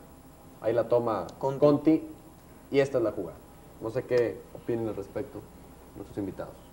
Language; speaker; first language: Spanish; native; Spanish